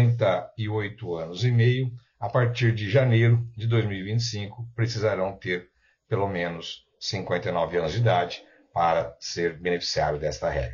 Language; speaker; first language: Portuguese; native; Portuguese